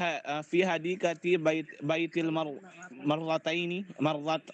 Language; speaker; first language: Arabic; non-native, learner; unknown